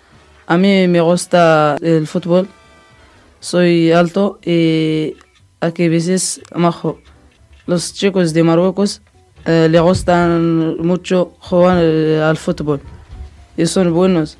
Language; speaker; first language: Spanish; non-native, learner; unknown